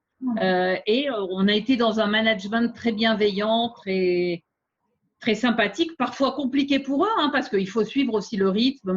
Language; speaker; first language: French; native; French